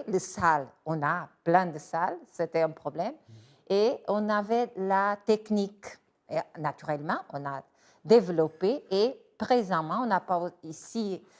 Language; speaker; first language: French; non-native, fluent; Portuguese